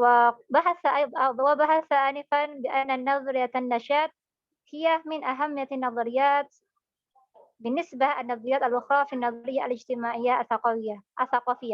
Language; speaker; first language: Arabic; non-native, learner; Indonesian